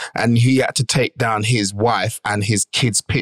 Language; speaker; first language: English; native; English